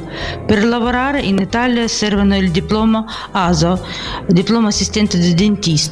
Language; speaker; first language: Italian; non-native, fluent; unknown